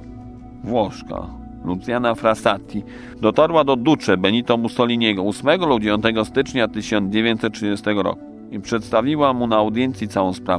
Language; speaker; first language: Polish; native; Polish